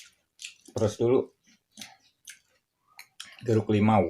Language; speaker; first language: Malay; non-native, local second language; Sundanese